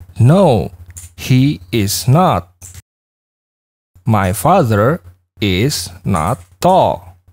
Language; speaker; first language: English; non-native, fluent; Indonesian